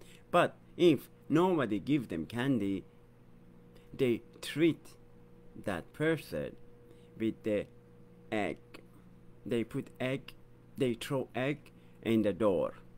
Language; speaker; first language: English; non-native, fluent; Persian